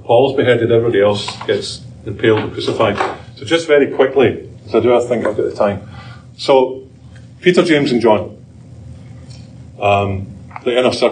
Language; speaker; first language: English; native; English